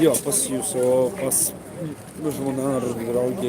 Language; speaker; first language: Lithuanian; early bilingual, heritage; Lithuanian